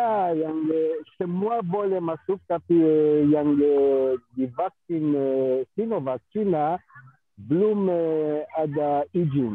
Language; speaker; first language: Indonesian; non-native, fluent; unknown